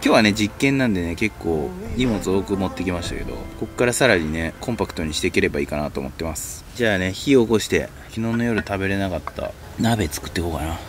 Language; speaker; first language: Japanese; native; Japanese